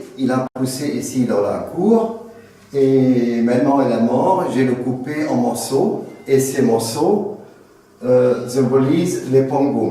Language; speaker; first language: French; non-native, fluent; German